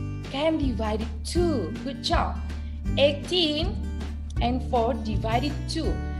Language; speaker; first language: English; non-native, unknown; Indonesian